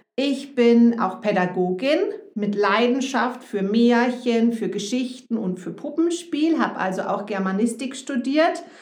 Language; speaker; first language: German; native; German